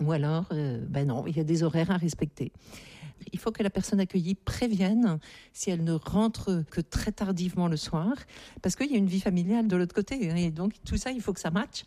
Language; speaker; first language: French; native; French